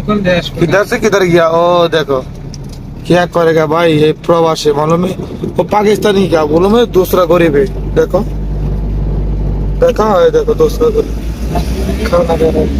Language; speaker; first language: Hindi; non-native, learner; Bangla